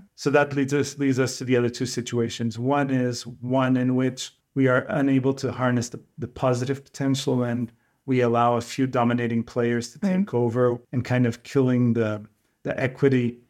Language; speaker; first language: English; non-native, fluent; Portuguese